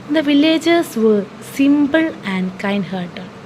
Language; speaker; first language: English; non-native, local second language; Malayalam